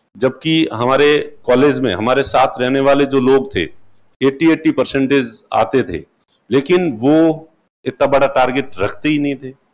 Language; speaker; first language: Hindi; non-native, local second language; Marwari